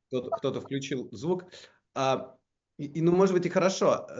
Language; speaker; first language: Russian; native; Russian